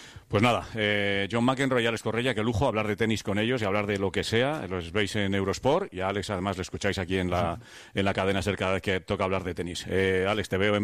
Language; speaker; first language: Spanish; native; Spanish